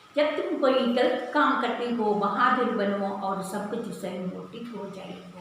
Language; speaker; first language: Hindi; non-native, local second language; Telugu